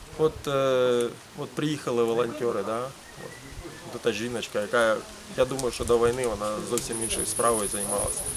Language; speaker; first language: Ukrainian; early bilingual, heritage; Ukrainian